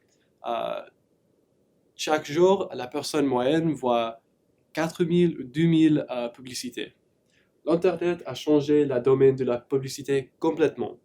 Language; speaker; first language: French; non-native, learner; English